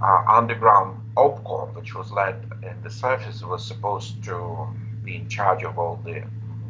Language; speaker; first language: English; non-native, fluent; Romanian